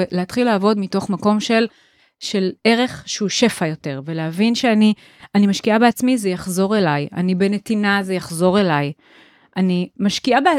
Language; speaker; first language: Hebrew; native; Hebrew